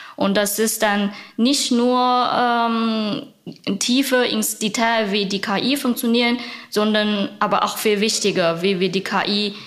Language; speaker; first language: German; non-native, fluent; Chinese